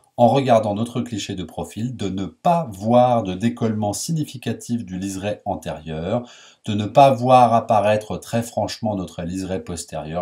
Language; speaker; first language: French; native; French